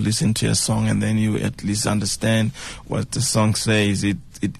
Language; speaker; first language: English; non-native, fluent; Tsonga